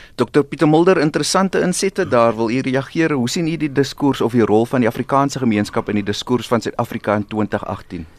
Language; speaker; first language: Afrikaans; native; Afrikaans